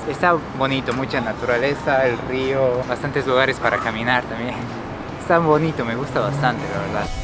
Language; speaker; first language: Spanish; native; Spanish